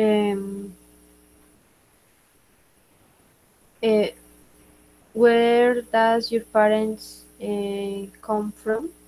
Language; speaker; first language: English; non-native, learner; Spanish